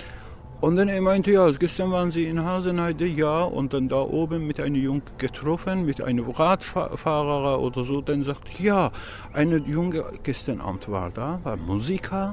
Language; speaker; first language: German; non-native, learner; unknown